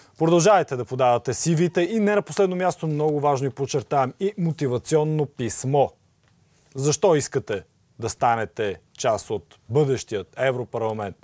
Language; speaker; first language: Bulgarian; native; Bulgarian